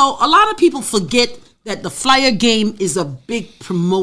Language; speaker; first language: English; native; English